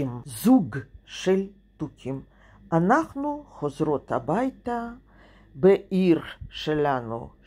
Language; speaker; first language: Hebrew; non-native, fluent; Russian